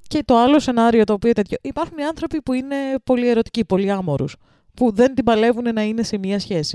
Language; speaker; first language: Greek; early bilingual, other home language; Russian